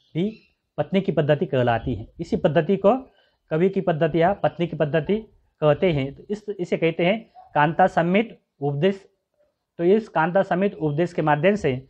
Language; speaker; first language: Hindi; non-native, local second language; Marathi